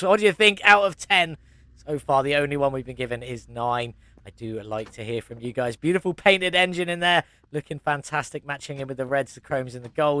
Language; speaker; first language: English; native; English